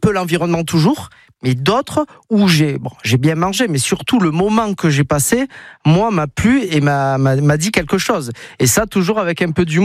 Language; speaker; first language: French; native; French